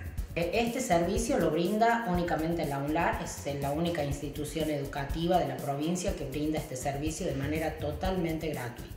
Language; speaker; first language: Spanish; native; Spanish